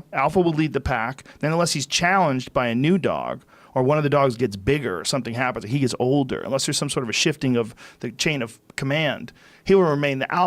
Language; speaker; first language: English; native; English